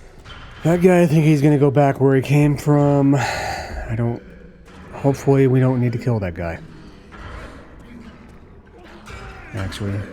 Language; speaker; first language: English; native; English